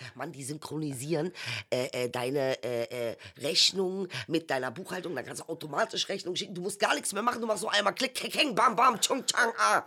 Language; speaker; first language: German; early bilingual, other home language; Turkish